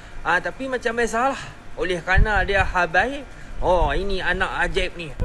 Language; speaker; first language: Malay; native; Malay